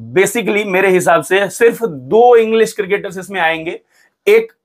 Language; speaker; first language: Hindi; native; Hindi